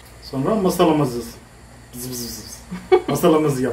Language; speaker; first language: Turkish; non-native, learner; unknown